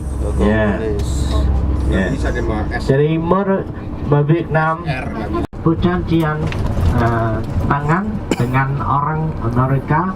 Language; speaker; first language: Indonesian; non-native, learner; Vietnamese